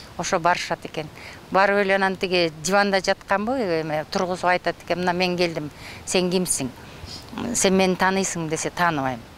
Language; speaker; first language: Kyrgyz; native; Kyrgyz